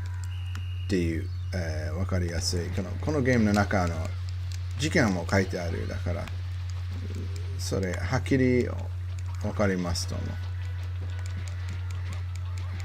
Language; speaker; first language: Japanese; non-native, learner; English